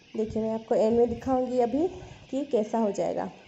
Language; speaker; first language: Hindi; non-native, local second language; Odia